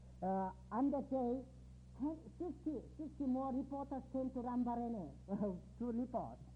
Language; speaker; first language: English; non-native, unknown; Korean